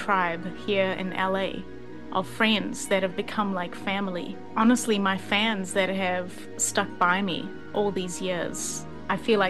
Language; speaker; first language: English; native; English